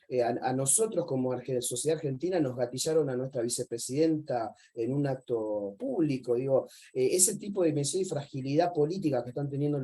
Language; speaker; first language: Spanish; native; Spanish